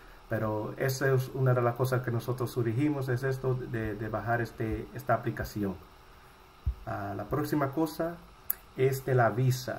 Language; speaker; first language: Spanish; early bilingual, heritage; Spanish